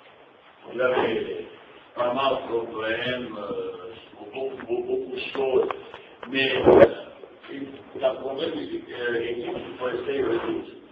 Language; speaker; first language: French; non-native, fluent; Bosnian